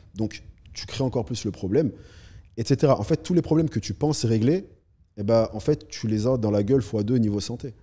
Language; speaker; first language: French; native; French